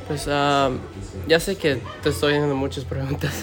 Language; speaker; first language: Spanish; early bilingual, heritage; Spanish